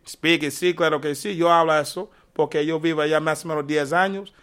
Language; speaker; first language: Spanish; non-native, learner; English